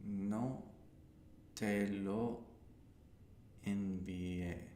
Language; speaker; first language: Spanish; non-native, learner; English